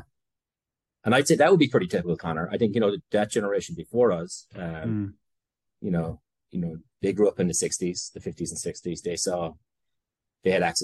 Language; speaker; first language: English; native; English